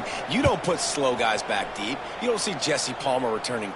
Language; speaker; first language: English; native; English